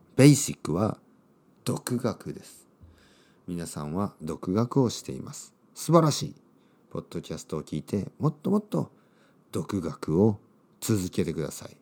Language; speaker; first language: Japanese; native; Japanese